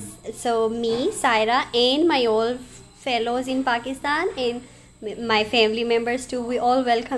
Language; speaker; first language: English; non-native, local second language; Urdu